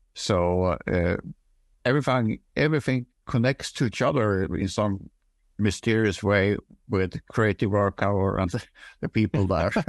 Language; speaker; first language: English; non-native, fluent; Swedish